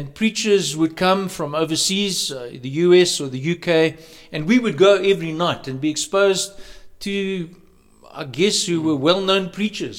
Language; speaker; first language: English; native; English